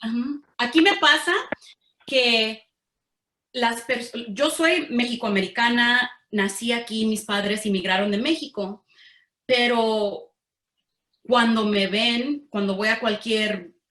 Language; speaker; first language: Spanish; early bilingual, heritage; Spanish